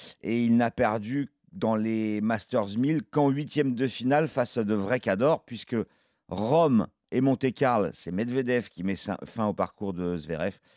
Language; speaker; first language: French; native; French